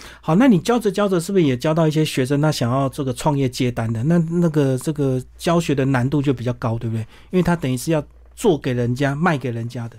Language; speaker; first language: Chinese; native; Chinese